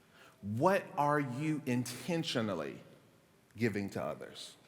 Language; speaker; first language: English; native; English